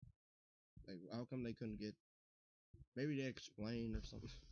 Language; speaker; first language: English; native; English